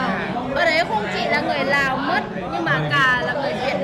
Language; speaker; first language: Vietnamese; non-native, fluent; Lao